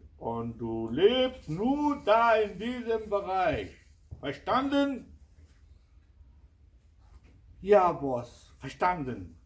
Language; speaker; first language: German; non-native, fluent; Kurdish